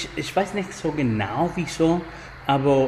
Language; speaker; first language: German; non-native, fluent; Spanish